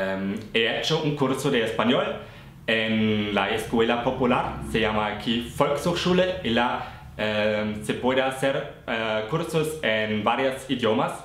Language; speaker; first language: Spanish; non-native, fluent; German